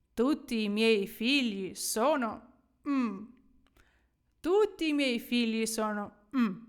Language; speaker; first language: Italian; non-native, fluent; Ukrainian